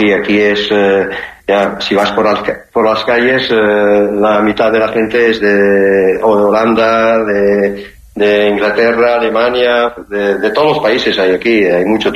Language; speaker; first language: Spanish; early bilingual, heritage; Spanish